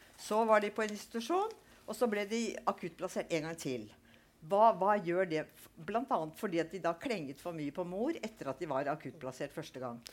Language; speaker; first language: Norwegian; native; Norwegian